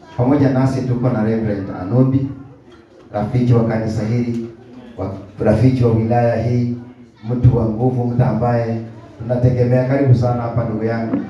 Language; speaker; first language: Swahili; native; Swahili